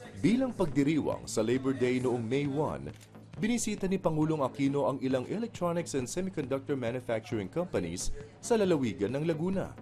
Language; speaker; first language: Filipino; native; Filipino